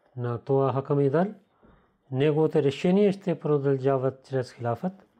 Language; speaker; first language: Bulgarian; non-native, learner; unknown